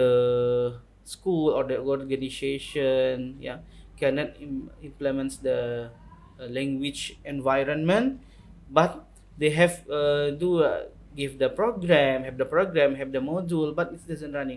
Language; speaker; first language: English; non-native, local second language; Indonesian